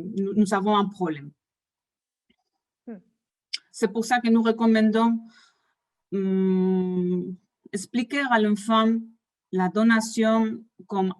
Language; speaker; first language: French; non-native, fluent; Spanish